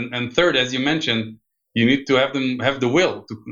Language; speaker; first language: English; non-native, fluent; Hebrew